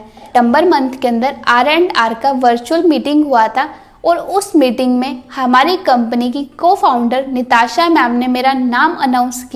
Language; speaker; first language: Hindi; native; Hindi